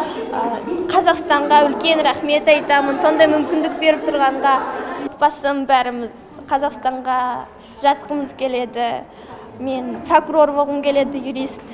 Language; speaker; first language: Kazakh; early bilingual, heritage; Kazakh